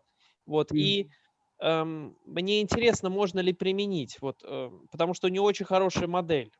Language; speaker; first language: Russian; native; Russian